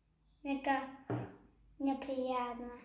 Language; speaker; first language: Russian; early bilingual, other home language; Tajik